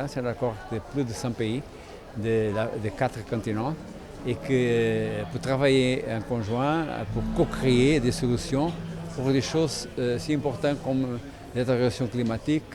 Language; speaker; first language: French; non-native, fluent; Spanish